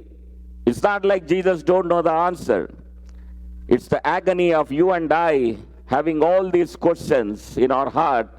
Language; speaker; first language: English; non-native, local second language; Telugu